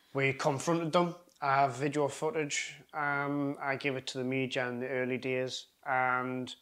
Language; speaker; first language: English; native; English